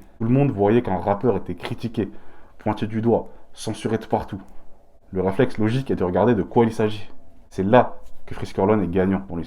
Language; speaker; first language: French; native; French